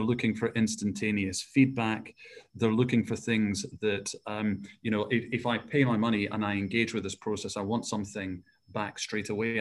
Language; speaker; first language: English; native; English